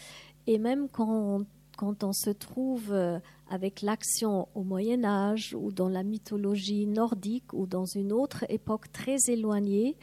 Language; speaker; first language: French; non-native, fluent; German